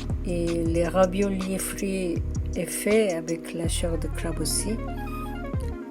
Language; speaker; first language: French; non-native, fluent; Korean